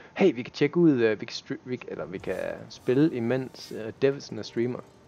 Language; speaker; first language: Danish; native; Danish